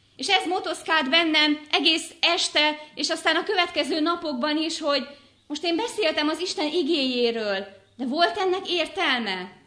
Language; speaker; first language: Hungarian; native; Hungarian